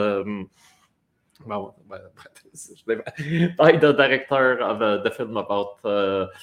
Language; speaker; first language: English; non-native, local second language; French